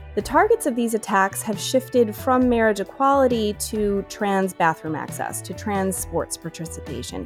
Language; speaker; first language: English; native; English